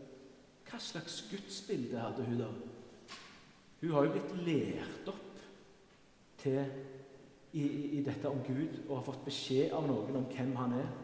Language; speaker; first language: Norwegian; native; Norwegian